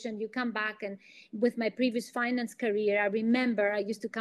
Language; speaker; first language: English; non-native, fluent; Greek